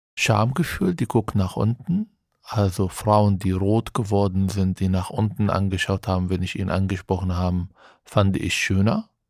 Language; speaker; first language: German; non-native, fluent; Arabic